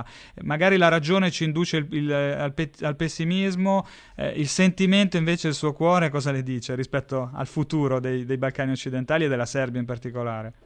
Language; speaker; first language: Italian; native; Italian